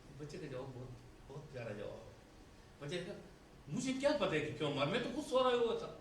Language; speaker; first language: Urdu; non-native, local second language; Pashto